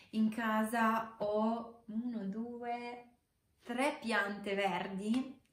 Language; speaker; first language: Italian; non-native, fluent; Romanian